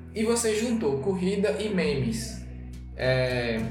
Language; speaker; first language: Portuguese; native; Portuguese